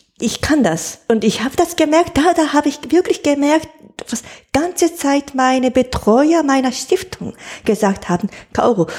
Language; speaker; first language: German; non-native, fluent; Japanese